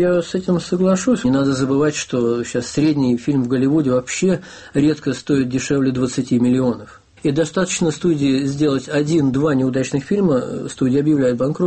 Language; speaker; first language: Russian; native; Russian